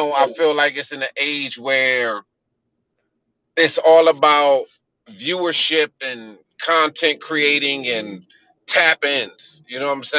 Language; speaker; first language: English; native; English